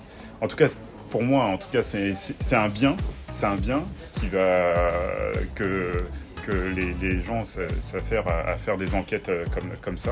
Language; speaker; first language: French; native; French